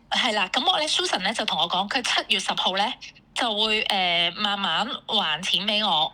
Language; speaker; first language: Cantonese; native; Cantonese